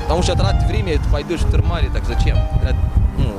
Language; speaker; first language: Russian; non-native, learner; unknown